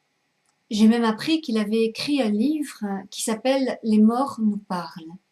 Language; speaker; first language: French; native; French